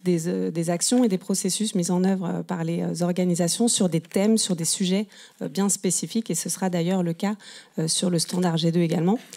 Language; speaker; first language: French; native; French